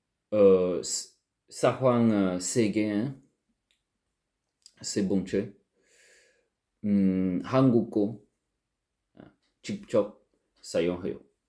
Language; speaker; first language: Korean; non-native, learner; French